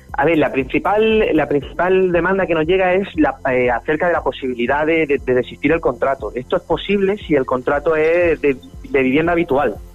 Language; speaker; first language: Spanish; native; Spanish